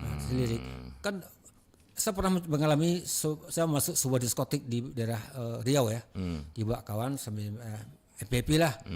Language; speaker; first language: Indonesian; non-native, local second language; Minangkabau